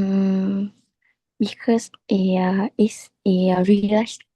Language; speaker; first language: English; non-native, learner; Chinese